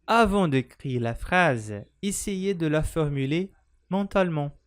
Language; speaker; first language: French; non-native, fluent; Portuguese